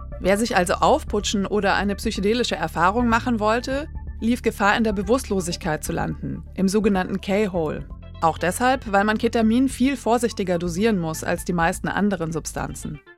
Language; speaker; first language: German; native; German